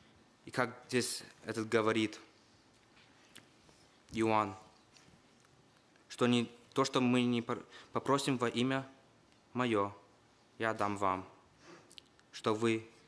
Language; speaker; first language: Russian; early bilingual, heritage; Russian